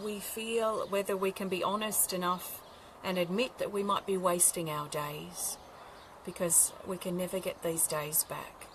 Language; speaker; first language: English; native; English